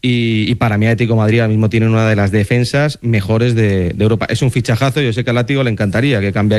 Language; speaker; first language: Spanish; native; Spanish